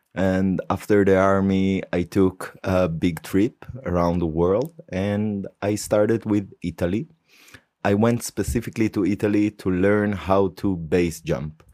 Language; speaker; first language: English; non-native, fluent; Hebrew